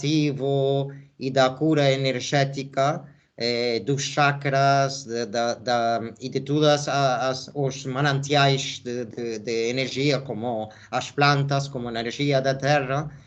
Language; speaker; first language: Portuguese; non-native, fluent; Spanish